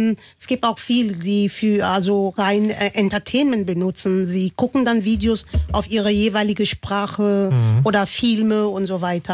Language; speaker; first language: German; non-native, fluent; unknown